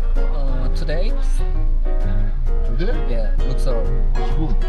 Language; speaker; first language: English; non-native, learner; Korean